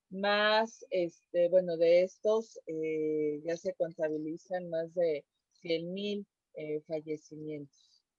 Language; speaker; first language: Spanish; native; Spanish